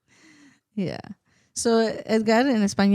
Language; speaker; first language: Spanish; early bilingual, heritage; Spanish